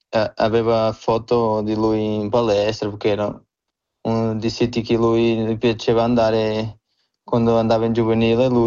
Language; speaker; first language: Italian; non-native, learner; Portuguese